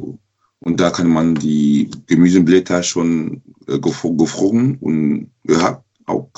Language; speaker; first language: German; non-native, local second language; French